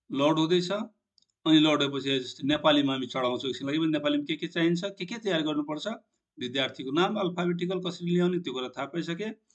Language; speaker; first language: Nepali; non-native, local second language; Maithili